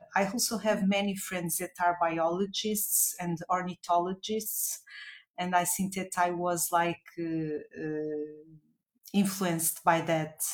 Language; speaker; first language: English; non-native, fluent; Portuguese